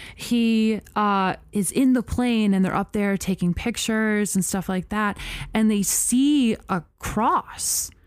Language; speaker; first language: English; native; English